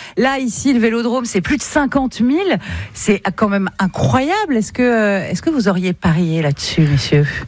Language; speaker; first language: French; native; French